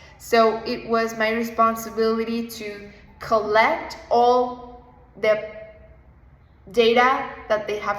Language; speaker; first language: English; non-native, fluent; Spanish